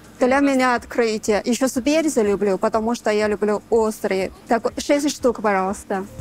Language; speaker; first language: Russian; non-native, fluent; Chinese